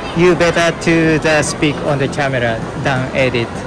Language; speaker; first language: English; non-native, learner; Japanese